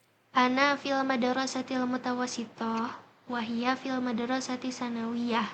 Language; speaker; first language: Arabic; non-native, learner; Indonesian